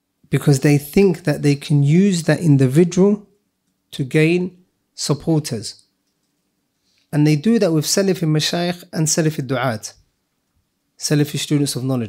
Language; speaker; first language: English; native; English